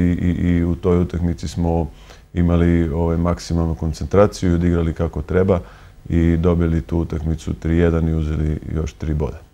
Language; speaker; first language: Serbian; native; Serbian